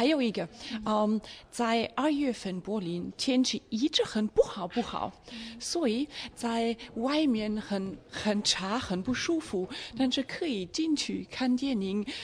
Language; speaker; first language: Chinese; non-native, fluent; German